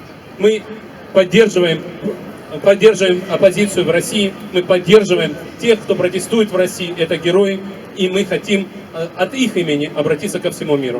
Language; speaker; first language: Russian; native; Russian